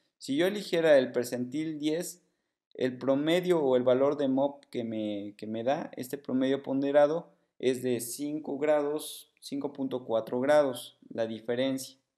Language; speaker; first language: Spanish; native; Spanish